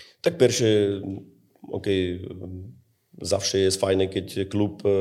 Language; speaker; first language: Polish; non-native, learner; Slovak